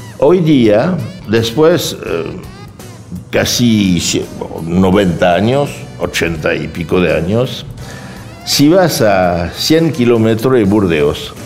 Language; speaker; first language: Spanish; non-native, fluent; French